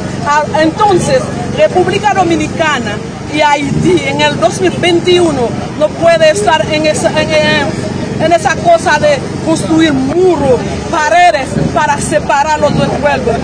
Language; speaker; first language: Spanish; non-native, fluent; Haitian Creole